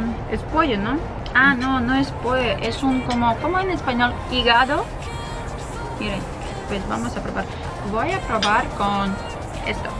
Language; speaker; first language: Spanish; non-native, fluent; Russian